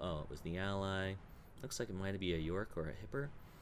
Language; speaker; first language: English; native; English